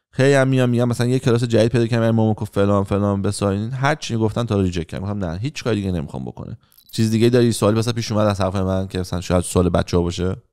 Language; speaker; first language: Persian; native; Persian